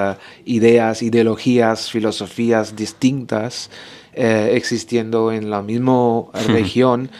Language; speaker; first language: Spanish; non-native, learner; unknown